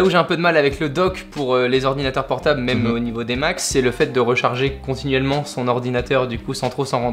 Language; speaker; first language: French; native; French